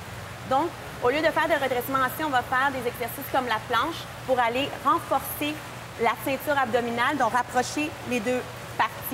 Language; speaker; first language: French; native; French